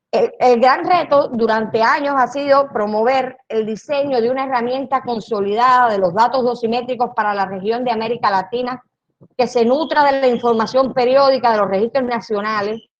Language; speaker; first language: Spanish; native; Spanish